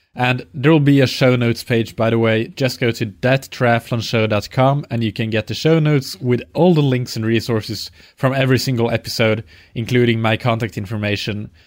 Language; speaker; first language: English; non-native, fluent; Swedish